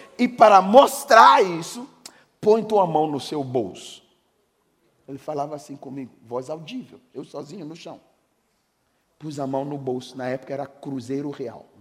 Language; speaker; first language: Portuguese; non-native, fluent; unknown